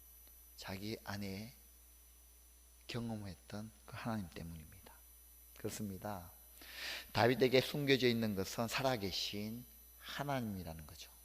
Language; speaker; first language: Korean; native; Korean